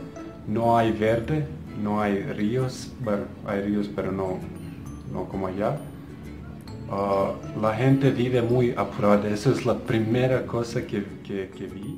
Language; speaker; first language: Spanish; non-native, fluent; Bosnian